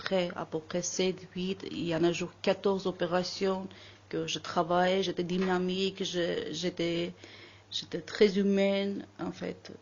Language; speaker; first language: French; non-native, learner; Armenian